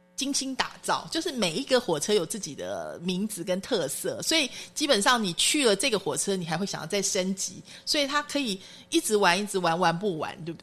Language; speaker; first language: Chinese; native; Chinese